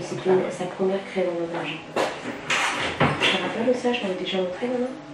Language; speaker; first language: French; native; French